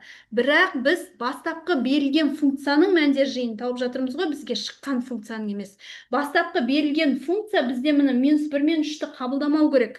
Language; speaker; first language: Kazakh; native; Kazakh